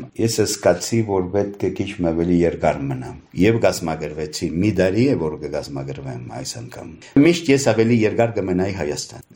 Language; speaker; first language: Armenian; early bilingual, heritage; Armenian